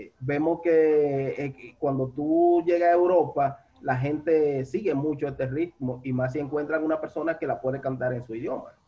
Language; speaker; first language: Spanish; native; Spanish